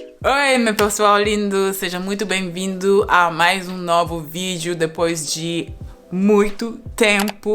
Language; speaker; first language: Portuguese; non-native, fluent; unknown